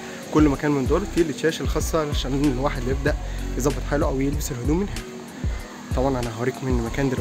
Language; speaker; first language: Arabic; native; Arabic